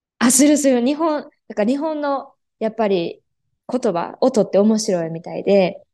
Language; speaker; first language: Japanese; native; Japanese